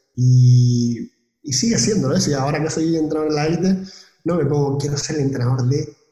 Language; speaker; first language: Spanish; native; Spanish